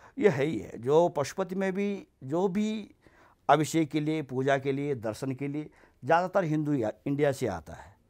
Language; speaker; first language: Hindi; native; Hindi